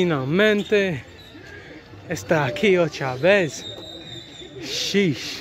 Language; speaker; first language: Spanish; non-native, learner; English